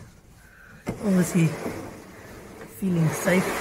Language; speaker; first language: English; native; English